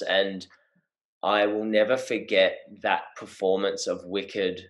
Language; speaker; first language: English; native; English